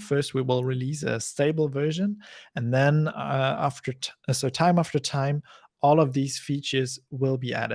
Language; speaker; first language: English; non-native, fluent; German